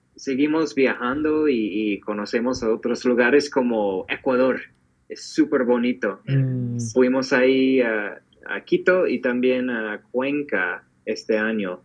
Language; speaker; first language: Spanish; non-native, fluent; English